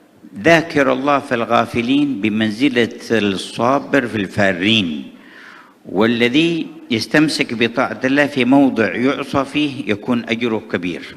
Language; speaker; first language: Arabic; native; Arabic